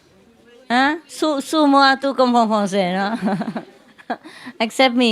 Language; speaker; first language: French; non-native, learner; Vietnamese